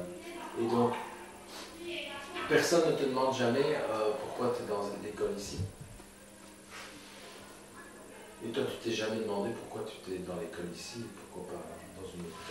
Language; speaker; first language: French; native; French